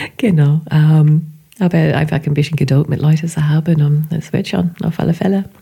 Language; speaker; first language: German; non-native, fluent; English